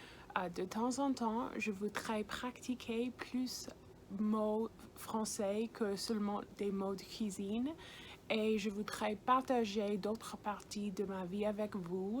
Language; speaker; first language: French; non-native, fluent; English